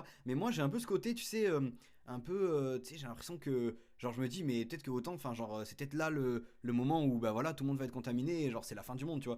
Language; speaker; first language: French; native; French